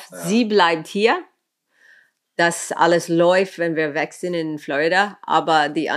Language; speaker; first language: German; non-native, fluent; English